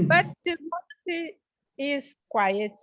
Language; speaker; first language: English; non-native, learner; Portuguese